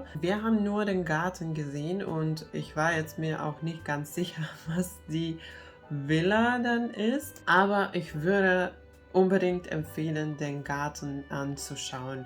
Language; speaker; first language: German; non-native, fluent; Finnish